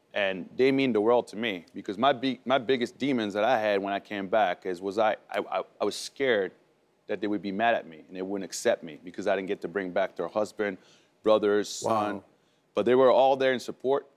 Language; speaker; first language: English; early bilingual, other home language; French